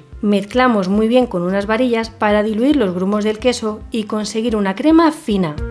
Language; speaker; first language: Spanish; native; Spanish